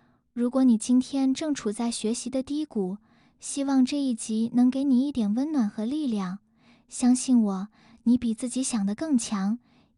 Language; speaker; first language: Chinese; non-native, fluent; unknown